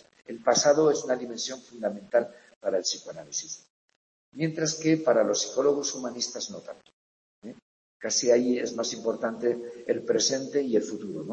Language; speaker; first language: Spanish; native; Spanish